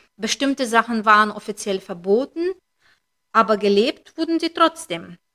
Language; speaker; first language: German; non-native, fluent; Lithuanian